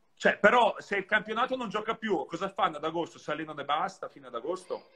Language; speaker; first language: Italian; native; Italian